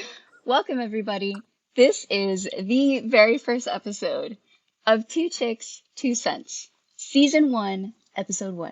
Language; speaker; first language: English; native; English